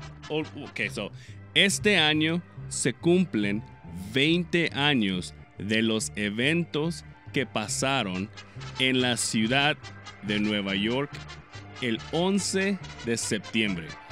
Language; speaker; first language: Spanish; native; Spanish